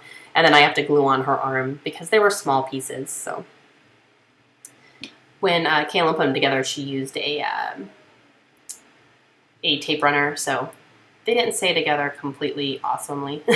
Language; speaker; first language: English; native; English